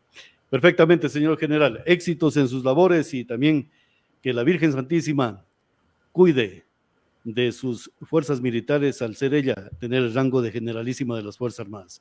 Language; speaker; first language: Spanish; native; Spanish